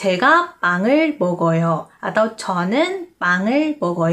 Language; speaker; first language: Korean; non-native, fluent; Indonesian